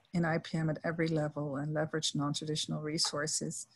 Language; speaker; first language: English; non-native, fluent; Dutch